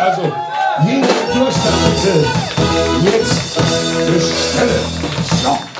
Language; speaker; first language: German; native; German